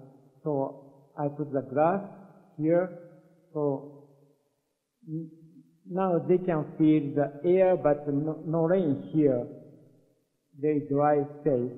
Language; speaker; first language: English; non-native, learner; Japanese